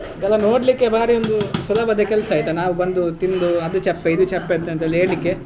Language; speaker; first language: Kannada; non-native, local second language; Tulu